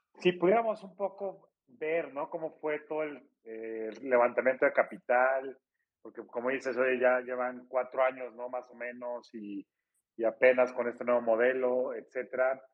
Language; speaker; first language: Spanish; native; Spanish